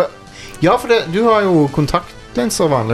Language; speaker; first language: Norwegian; native; Norwegian